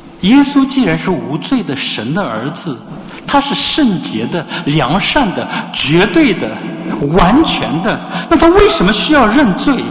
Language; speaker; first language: Chinese; native; Chinese